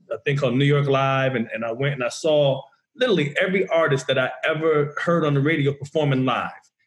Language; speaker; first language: English; native; English